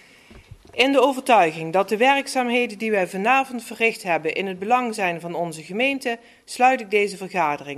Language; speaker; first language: Dutch; native; Dutch